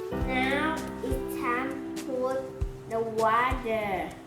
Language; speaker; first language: English; non-native, learner; Vietnamese